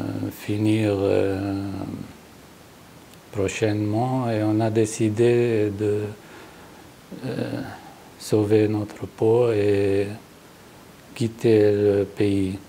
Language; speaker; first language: French; non-native, fluent; Arabic